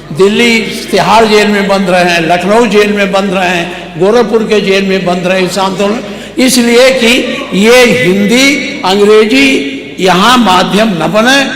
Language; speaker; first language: Hindi; native; Hindi